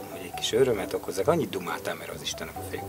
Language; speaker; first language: Hungarian; native; Hungarian